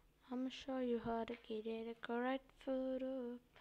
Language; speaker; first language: English; non-native, learner; German